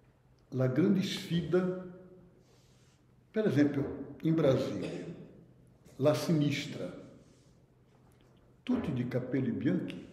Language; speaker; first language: Italian; non-native, fluent; Portuguese